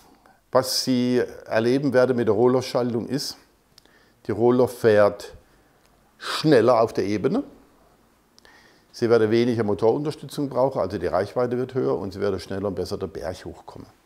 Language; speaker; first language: German; native; German